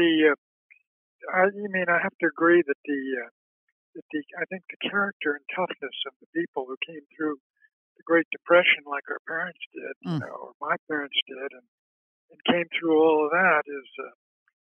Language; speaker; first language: English; native; English